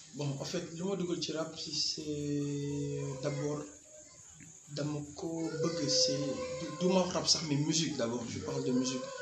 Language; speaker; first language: Wolof; non-native, local second language; Jola-Fonyi